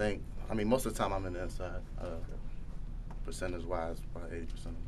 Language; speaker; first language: English; native; English